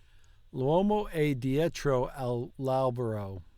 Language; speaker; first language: Italian; non-native, learner; English